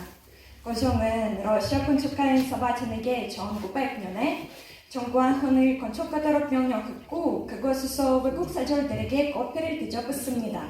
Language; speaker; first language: Korean; non-native, learner; Russian